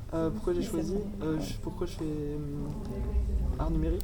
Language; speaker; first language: French; native; French